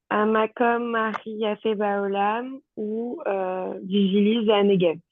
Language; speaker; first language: Hebrew; non-native, learner; French